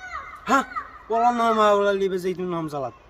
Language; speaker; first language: Arabic; native; Arabic